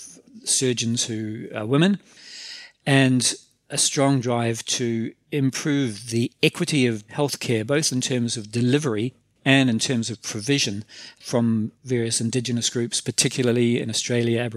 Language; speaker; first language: English; native; English